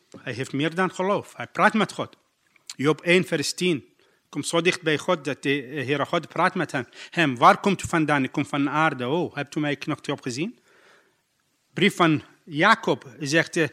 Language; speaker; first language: Dutch; non-native, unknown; Arabic